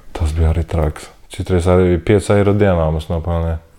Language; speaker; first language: Latvian; non-native, learner; Polish